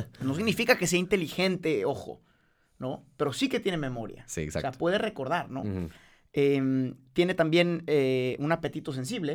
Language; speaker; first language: Spanish; native; Spanish